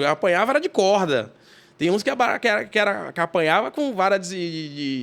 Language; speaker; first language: Portuguese; native; Portuguese